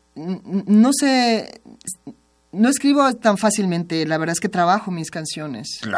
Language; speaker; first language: Spanish; native; Spanish